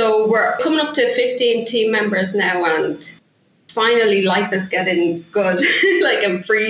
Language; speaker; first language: English; native; English